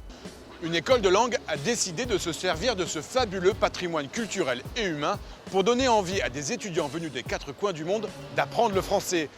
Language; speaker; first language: French; native; French